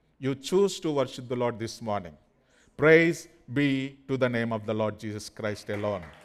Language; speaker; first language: English; non-native, fluent; Telugu